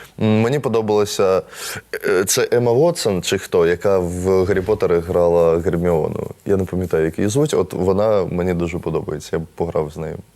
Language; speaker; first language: Ukrainian; non-native, local second language; Russian